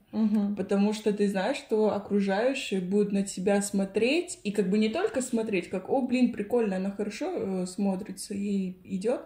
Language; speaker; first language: Russian; non-native, fluent; Spanish